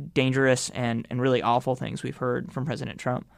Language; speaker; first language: English; native; English